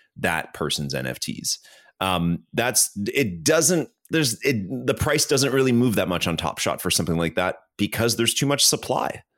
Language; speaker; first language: English; native; English